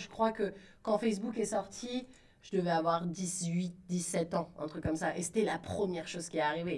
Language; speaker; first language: French; native; French